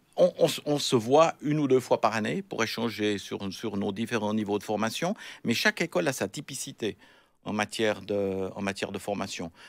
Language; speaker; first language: French; native; French